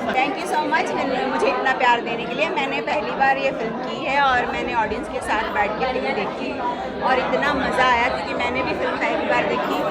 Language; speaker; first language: Hindi; non-native, local second language; Punjabi